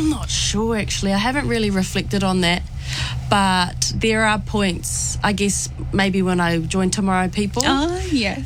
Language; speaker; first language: English; native; English